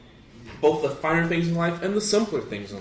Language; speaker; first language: English; native; English